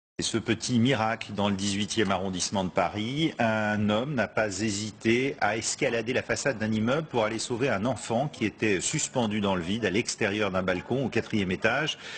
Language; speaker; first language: French; native; French